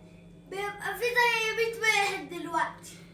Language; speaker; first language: Arabic; native; Arabic